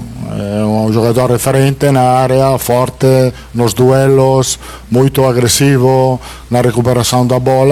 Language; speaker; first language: Portuguese; non-native, fluent; Italian